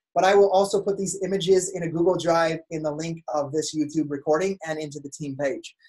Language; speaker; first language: English; native; English